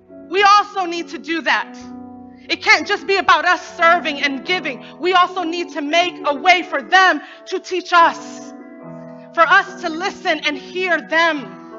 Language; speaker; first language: English; native; English